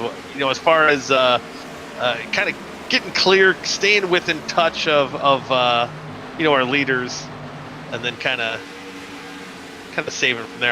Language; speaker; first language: English; native; English